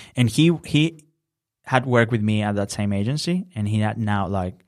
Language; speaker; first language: English; non-native, fluent; Spanish